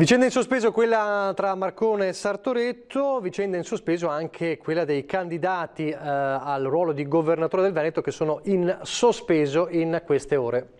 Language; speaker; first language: Italian; native; Italian